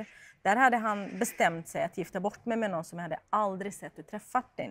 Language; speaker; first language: Swedish; non-native, fluent; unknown